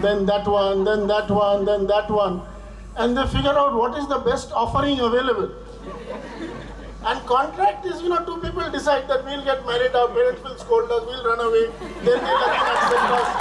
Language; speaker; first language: English; non-native, local second language; Bangla